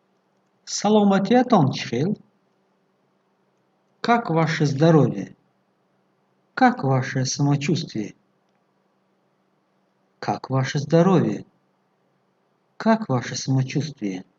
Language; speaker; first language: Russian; non-native, fluent; Tajik